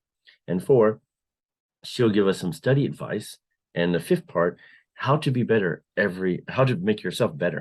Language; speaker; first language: English; non-native, fluent; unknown